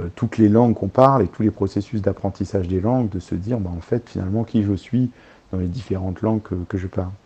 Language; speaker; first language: French; early bilingual, other home language; Arabic